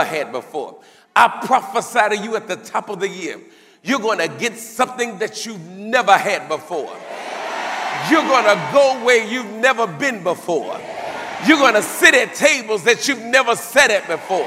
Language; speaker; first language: English; native; English